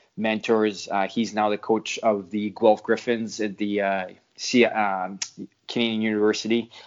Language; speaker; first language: English; non-native, fluent; French